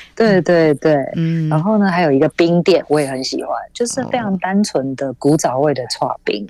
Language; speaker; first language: Chinese; native; Chinese